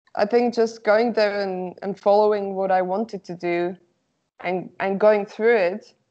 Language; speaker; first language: English; non-native, fluent; Slovak